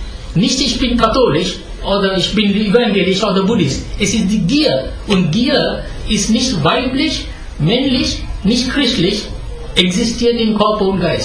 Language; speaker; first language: German; non-native, fluent; Sinhala